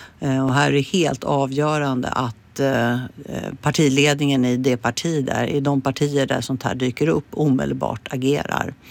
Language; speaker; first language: Swedish; native; Swedish